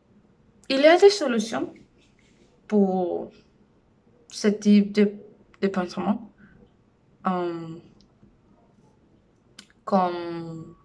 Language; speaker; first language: French; non-native, learner; Spanish